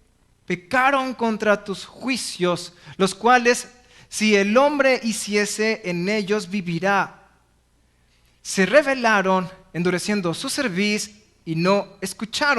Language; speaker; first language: Spanish; native; Spanish